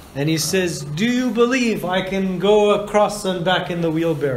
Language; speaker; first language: English; native; English